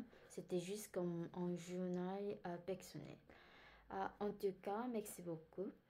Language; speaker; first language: French; non-native, learner; Korean